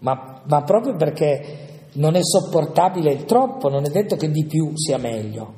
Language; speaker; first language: Italian; native; Italian